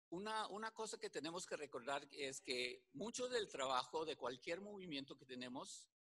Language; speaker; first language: Spanish; early bilingual, heritage; Spanish